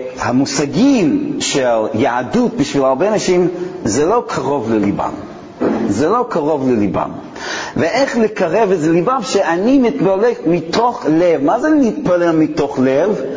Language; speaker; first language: Hebrew; non-native, fluent; English